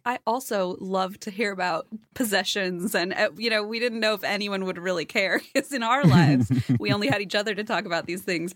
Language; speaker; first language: English; native; English